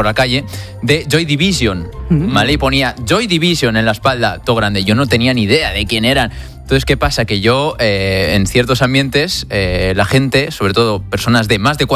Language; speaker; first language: Spanish; native; Spanish